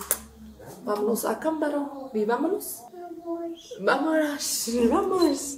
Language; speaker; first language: Spanish; early bilingual, heritage; Spanish